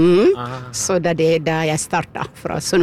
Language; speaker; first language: Norwegian; non-native, learner; Amharic